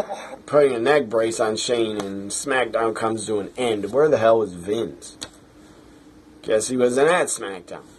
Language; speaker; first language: English; native; English